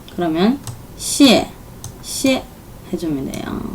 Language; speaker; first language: Korean; non-native, fluent; Chinese